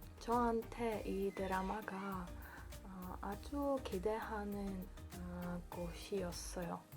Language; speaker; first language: Korean; non-native, learner; Polish